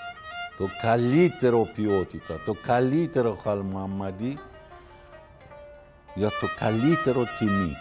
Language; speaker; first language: Greek; non-native, learner; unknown